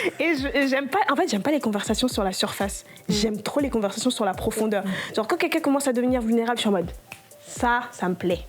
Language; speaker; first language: French; non-native, local second language; Lingala